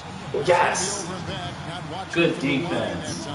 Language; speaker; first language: English; native; English